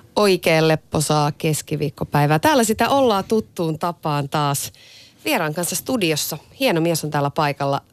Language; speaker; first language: Finnish; native; Finnish